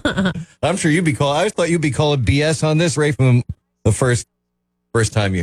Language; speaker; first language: English; native; English